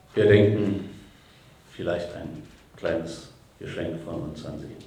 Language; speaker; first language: German; native; German